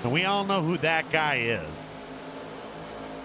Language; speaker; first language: English; native; English